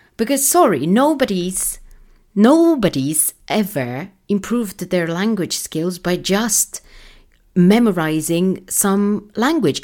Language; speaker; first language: English; non-native, fluent; Polish